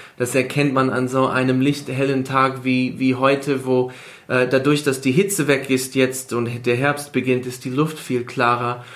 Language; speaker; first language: German; non-native, fluent; English